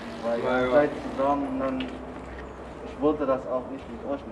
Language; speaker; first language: German; non-native, learner; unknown